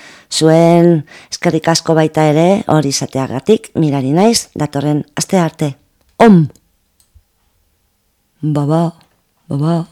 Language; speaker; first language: Basque; non-native, local second language; Spanish